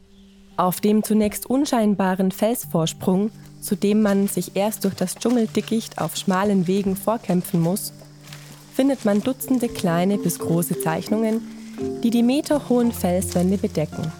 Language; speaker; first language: German; native; German